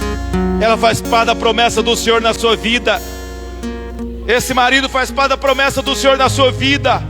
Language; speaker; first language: Portuguese; native; Portuguese